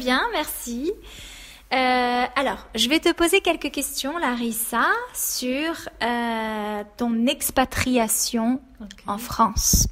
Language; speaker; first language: French; native; French